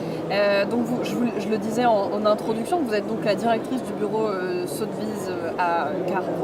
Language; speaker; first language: French; native; French